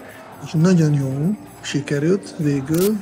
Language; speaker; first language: Hungarian; non-native, fluent; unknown